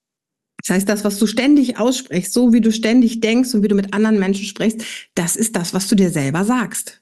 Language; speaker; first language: German; native; German